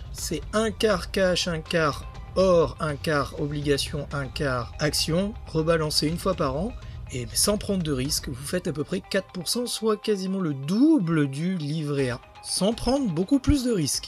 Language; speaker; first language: French; native; French